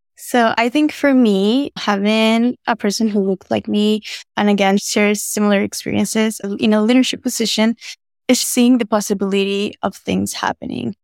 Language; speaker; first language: English; non-native, fluent; Spanish